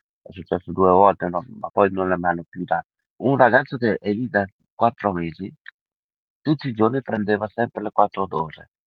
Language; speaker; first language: Italian; early bilingual, other home language; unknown